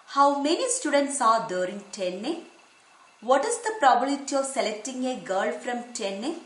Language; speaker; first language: English; non-native, local second language; Malayalam